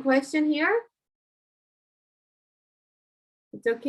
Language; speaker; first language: English; non-native, learner; Korean